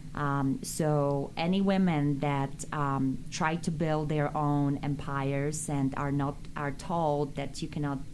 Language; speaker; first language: English; non-native, fluent; Polish